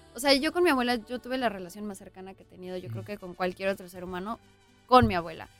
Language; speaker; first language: Spanish; native; Spanish